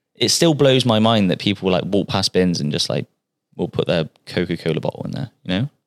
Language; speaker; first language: English; native; English